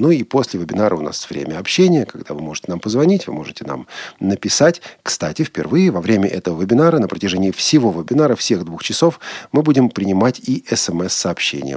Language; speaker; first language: Russian; native; Russian